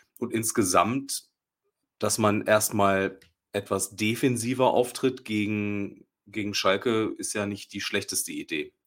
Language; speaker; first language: German; native; German